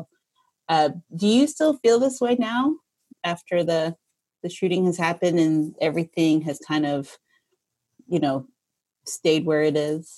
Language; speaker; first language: English; early bilingual, other home language; Filipino